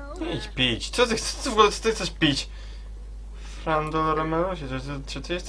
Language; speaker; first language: Polish; native; Polish